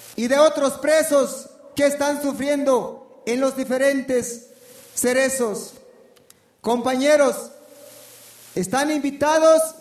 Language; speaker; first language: Spanish; non-native, local second language; Tzotzil